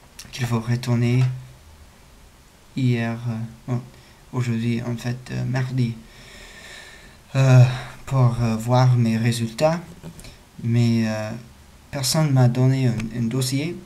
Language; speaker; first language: French; non-native, learner; English